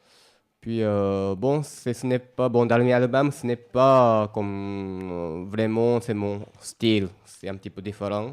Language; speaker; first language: French; non-native, learner; Japanese